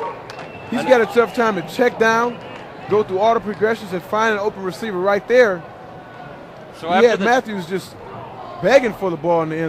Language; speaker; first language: English; native; English